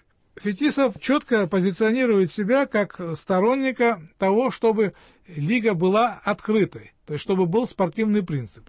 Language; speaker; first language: Russian; native; Russian